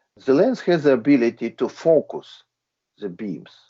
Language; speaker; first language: English; non-native, fluent; Latvian